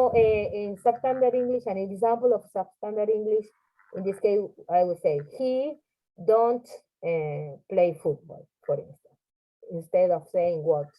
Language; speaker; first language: English; non-native, fluent; Spanish